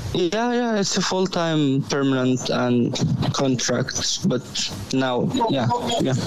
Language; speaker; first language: English; non-native, learner; Arabic